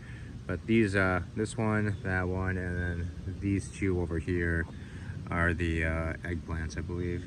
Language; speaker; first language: English; native; English